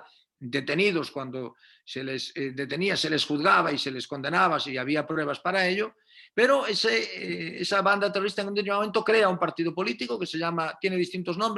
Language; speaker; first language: Spanish; native; Spanish